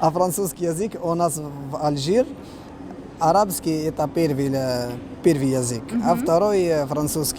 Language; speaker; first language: Russian; non-native, learner; Arabic